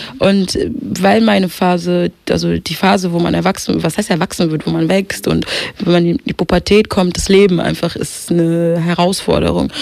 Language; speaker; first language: German; early bilingual, other home language; Swahili